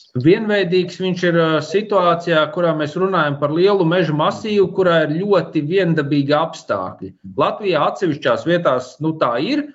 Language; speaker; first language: Latvian; native; Latvian